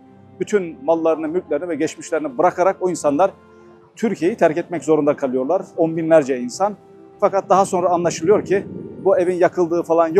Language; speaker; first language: Turkish; native; Turkish